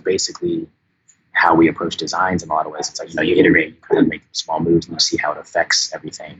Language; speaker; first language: English; native; English